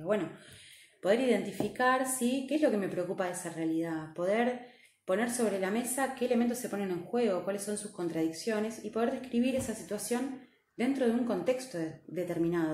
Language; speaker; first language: Spanish; native; Spanish